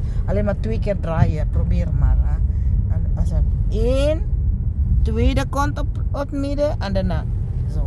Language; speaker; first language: Dutch; non-native, learner; Filipino